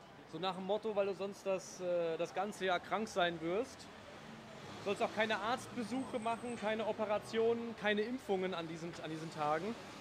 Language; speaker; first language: German; native; German